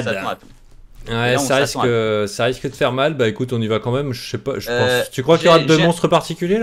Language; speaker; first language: French; native; French